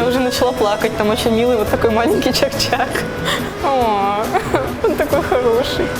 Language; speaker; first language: Russian; native; Russian